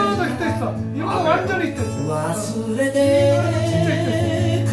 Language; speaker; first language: Korean; non-native, fluent; Japanese